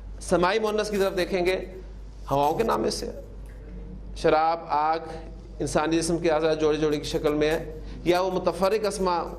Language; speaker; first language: Urdu; native; Urdu